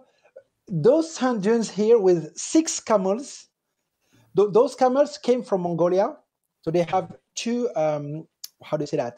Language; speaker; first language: English; non-native, fluent; French